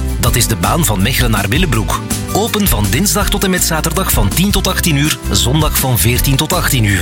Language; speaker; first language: Dutch; native; Dutch